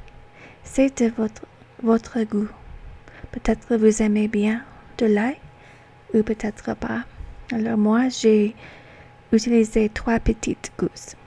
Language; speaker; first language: French; non-native, learner; English